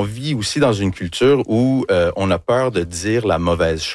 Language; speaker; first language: French; early bilingual, other home language; English